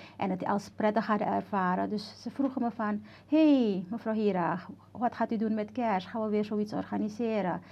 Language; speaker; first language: Dutch; native; Dutch